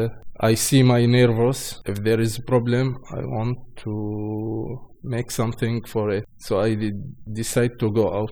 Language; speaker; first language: English; non-native, learner; Arabic